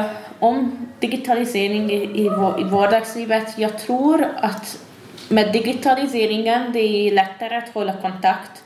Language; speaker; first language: Swedish; non-native, fluent; Hungarian